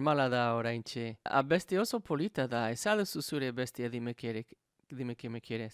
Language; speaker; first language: Basque; non-native, learner; English